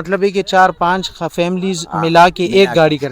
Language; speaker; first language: Urdu; native; Urdu